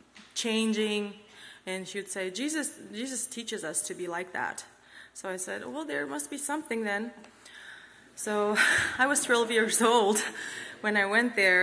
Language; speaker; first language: English; non-native, fluent; Kazakh